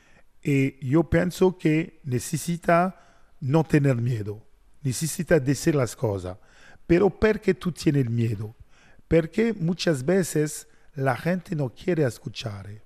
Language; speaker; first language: Spanish; non-native, learner; French